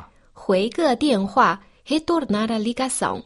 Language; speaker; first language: Portuguese; non-native, fluent; Chinese